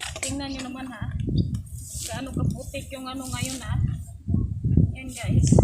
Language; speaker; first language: Filipino; native; Filipino